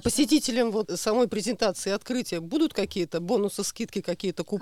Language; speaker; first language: Russian; native; Russian